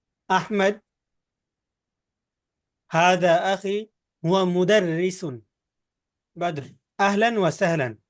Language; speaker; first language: Arabic; non-native, fluent; Bangla